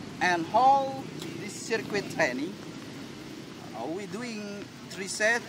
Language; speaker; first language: English; non-native, learner; Indonesian